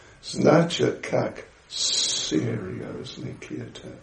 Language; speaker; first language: Russian; non-native, learner; English